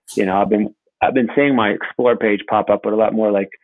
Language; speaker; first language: English; native; English